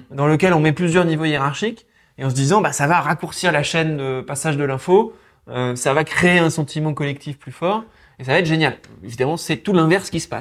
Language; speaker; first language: French; native; French